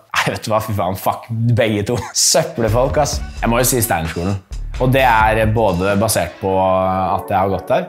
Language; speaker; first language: Norwegian; early bilingual, other home language; English